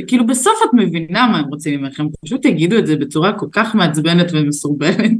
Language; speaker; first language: Hebrew; early bilingual, other home language; Russian